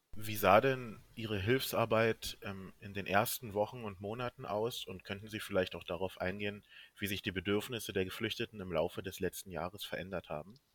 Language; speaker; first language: German; native; German